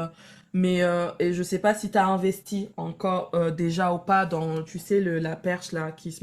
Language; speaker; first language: French; native; French